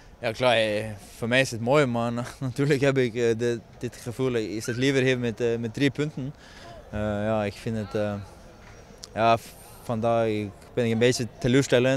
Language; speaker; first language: Dutch; non-native, fluent; Norwegian